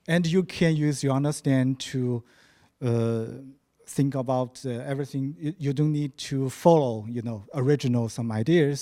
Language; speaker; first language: English; non-native, fluent; Chinese